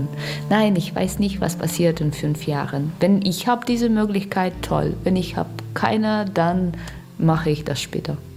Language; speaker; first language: German; non-native, learner; Russian